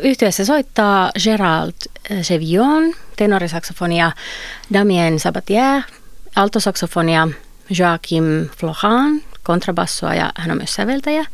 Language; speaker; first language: Finnish; native; Finnish